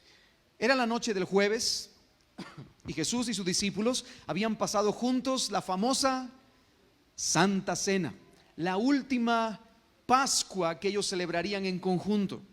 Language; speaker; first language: Spanish; native; Spanish